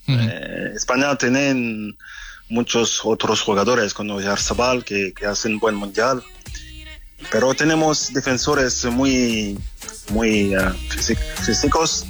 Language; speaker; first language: Spanish; non-native, fluent; French